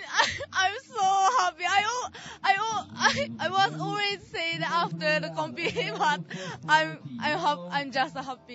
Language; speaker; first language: English; non-native, learner; Japanese